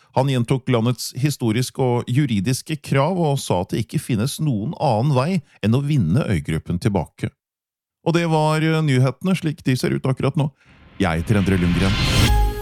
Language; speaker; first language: Norwegian; native; Norwegian